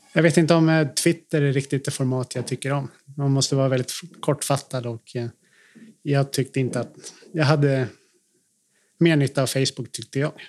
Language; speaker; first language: Swedish; native; Swedish